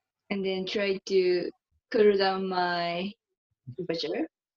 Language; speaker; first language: English; non-native, learner; Japanese